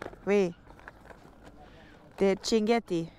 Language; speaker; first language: French; non-native, learner; Dutch